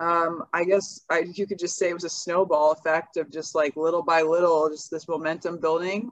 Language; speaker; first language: English; native; English